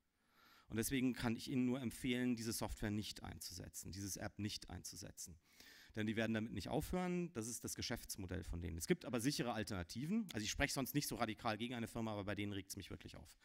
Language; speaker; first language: German; native; German